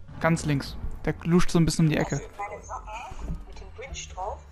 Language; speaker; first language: German; native; German